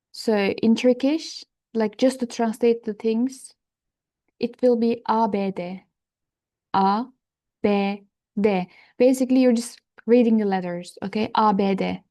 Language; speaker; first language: English; non-native, fluent; Turkish